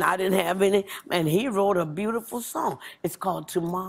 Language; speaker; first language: English; native; English